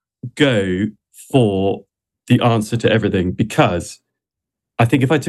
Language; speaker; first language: English; native; English